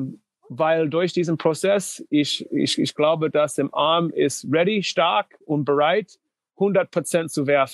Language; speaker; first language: German; non-native, learner; English